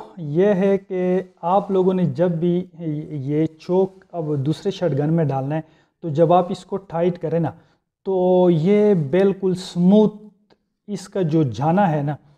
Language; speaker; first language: Urdu; non-native, local second language; Punjabi